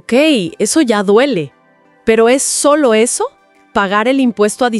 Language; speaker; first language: Spanish; native; Spanish